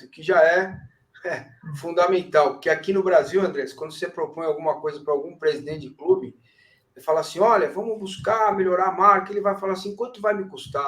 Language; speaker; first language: Portuguese; native; Portuguese